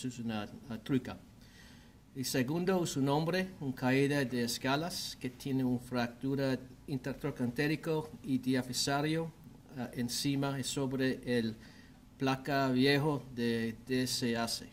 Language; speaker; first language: Spanish; non-native, learner; English